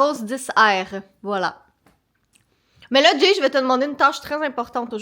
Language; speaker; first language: French; native; French